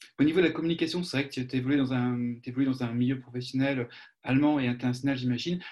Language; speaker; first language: French; native; French